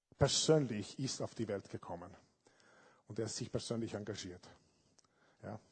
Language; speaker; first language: German; non-native, fluent; Italian